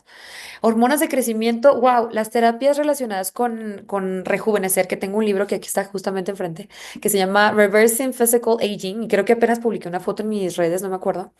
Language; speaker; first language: Spanish; native; Spanish